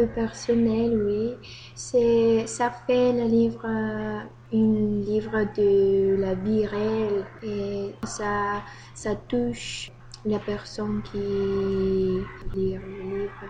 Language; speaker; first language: French; non-native, learner; Bulgarian